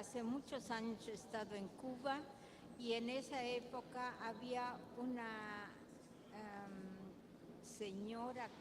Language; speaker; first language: Spanish; non-native, fluent; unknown